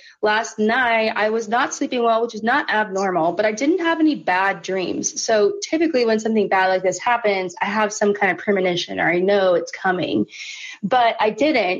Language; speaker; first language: English; native; English